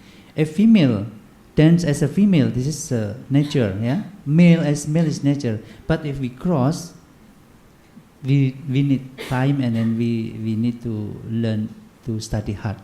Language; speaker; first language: English; non-native, learner; Indonesian